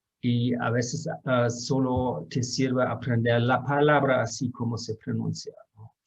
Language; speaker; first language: Spanish; non-native, fluent; German